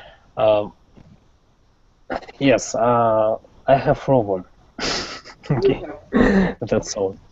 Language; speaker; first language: English; non-native, learner; Russian